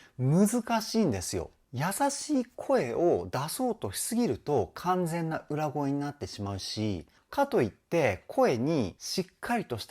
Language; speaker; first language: Japanese; native; Japanese